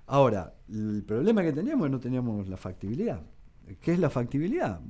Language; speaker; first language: Spanish; native; Spanish